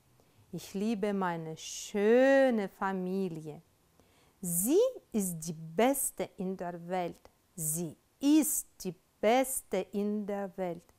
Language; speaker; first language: German; non-native, fluent; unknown